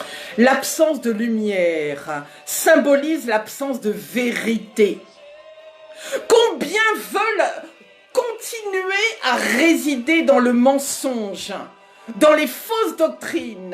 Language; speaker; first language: French; native; French